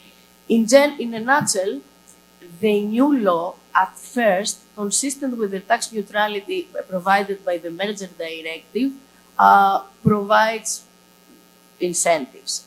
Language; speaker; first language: English; non-native, fluent; Greek